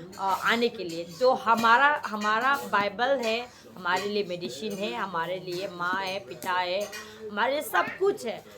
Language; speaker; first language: Hindi; non-native, local second language; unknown